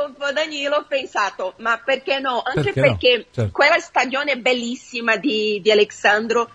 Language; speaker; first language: Italian; non-native, fluent; Portuguese